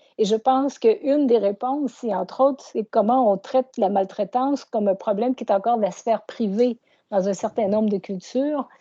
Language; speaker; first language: French; native; French